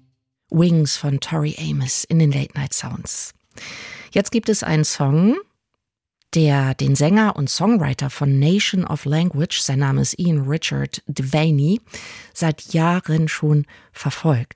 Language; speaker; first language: German; native; German